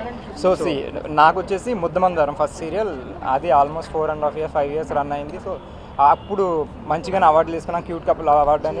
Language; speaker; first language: Telugu; native; Telugu